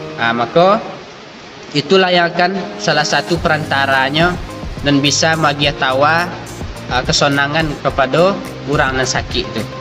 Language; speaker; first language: Malay; non-native, local second language; Minangkabau